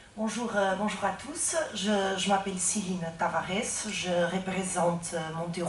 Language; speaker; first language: French; non-native, fluent; Portuguese